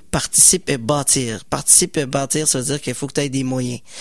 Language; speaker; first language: French; non-native, fluent; Somali